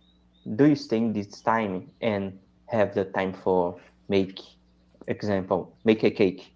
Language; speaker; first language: English; non-native, learner; Portuguese